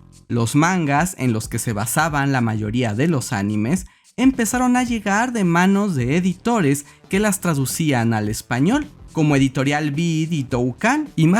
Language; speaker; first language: Spanish; native; Spanish